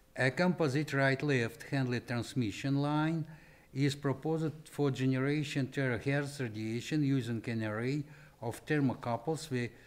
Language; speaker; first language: English; non-native, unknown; Russian